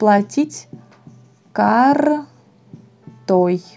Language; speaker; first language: Russian; non-native, fluent; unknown